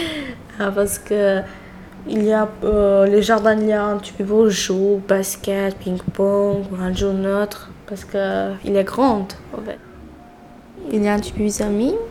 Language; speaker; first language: French; non-native, learner; Albanian